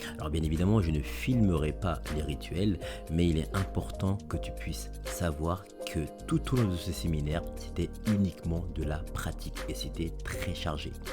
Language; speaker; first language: French; native; French